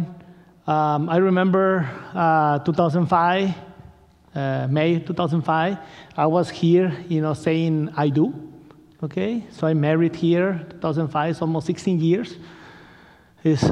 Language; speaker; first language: English; non-native, learner; Spanish